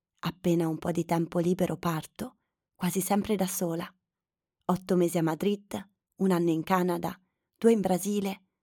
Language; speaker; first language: Italian; native; Italian